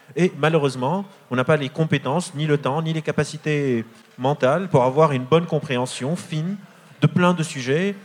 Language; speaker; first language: French; non-native, local second language; Arabic